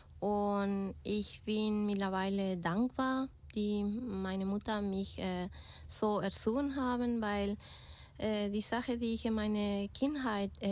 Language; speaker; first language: German; non-native, fluent; Spanish